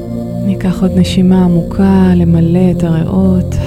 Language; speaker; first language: Hebrew; native; Hebrew